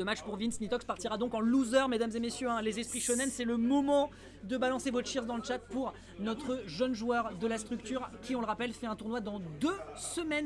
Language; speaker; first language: French; native; French